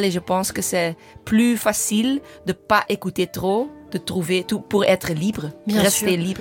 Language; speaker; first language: French; non-native, learner; English